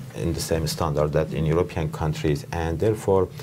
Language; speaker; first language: English; non-native, fluent; Persian